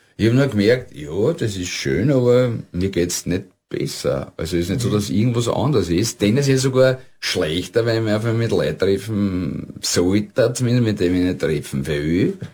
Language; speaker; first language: German; native; German